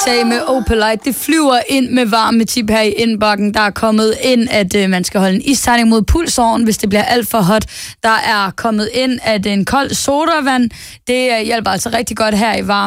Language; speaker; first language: Danish; native; Danish